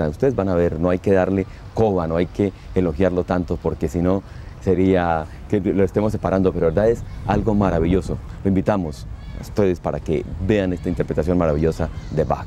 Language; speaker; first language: Spanish; native; Spanish